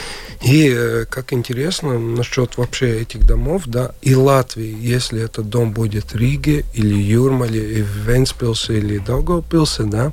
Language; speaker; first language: Russian; non-native, local second language; Latvian